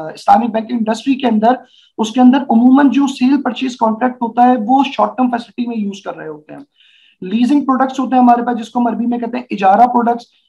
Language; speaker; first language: Urdu; native; Urdu